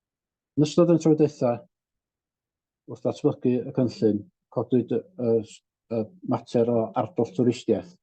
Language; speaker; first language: Welsh; native; Welsh